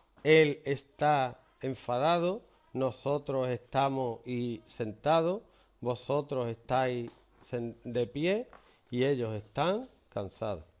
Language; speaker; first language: Spanish; native; Spanish